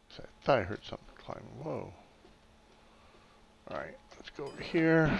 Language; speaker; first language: English; native; English